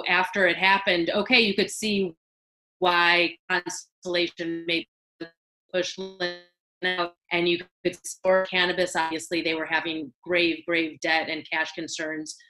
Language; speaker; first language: English; native; English